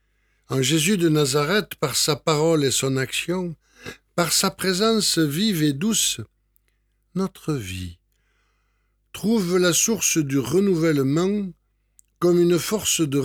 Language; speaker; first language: French; native; French